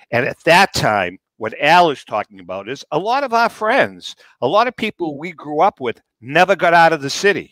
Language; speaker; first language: English; native; English